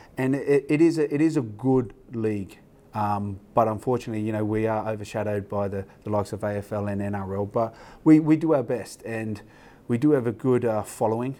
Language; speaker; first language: English; native; English